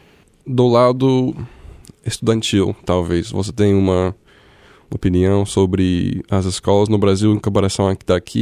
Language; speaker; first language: Portuguese; non-native, fluent; English